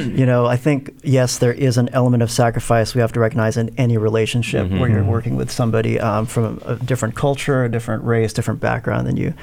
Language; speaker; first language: English; non-native, local second language; Filipino